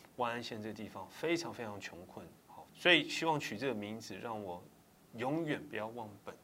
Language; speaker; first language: Chinese; native; Chinese